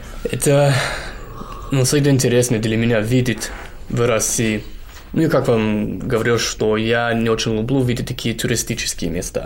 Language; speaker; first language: Russian; non-native, fluent; English